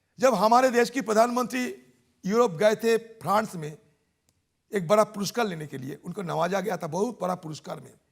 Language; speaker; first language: Hindi; non-native, local second language; Bangla